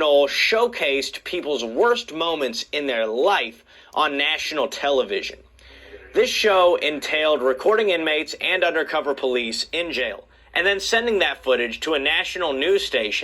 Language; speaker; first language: English; native; English